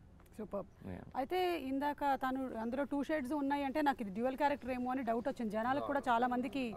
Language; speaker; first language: Telugu; native; Telugu